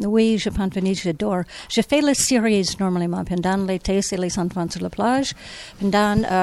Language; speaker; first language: French; non-native, learner; English